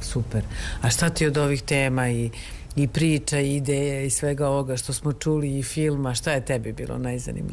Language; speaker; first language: Serbian; native; Serbian